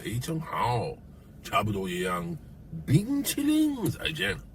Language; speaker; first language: Chinese; non-native, learner; English